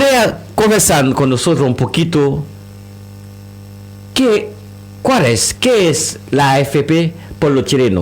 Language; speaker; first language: Spanish; non-native, learner; Haitian Creole